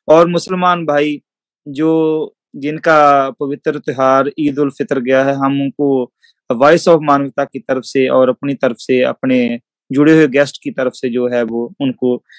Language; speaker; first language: Hindi; non-native, local second language; Punjabi